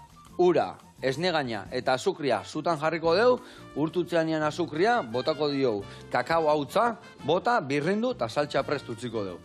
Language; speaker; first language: Basque; native; Basque